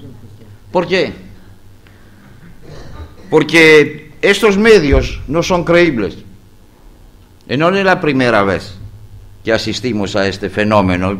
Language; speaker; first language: Spanish; non-native, fluent; Greek